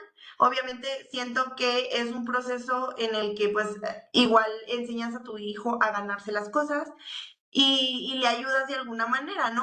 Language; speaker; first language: Spanish; native; Spanish